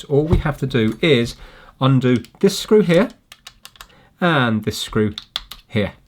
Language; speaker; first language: English; native; English